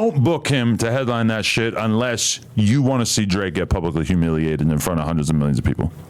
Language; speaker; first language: English; native; English